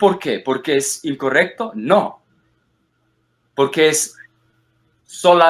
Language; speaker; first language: Spanish; non-native, fluent; English